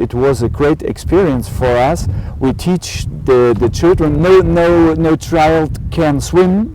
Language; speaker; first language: English; non-native, learner; German